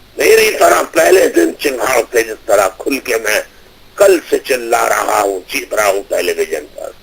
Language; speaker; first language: Urdu; native; Urdu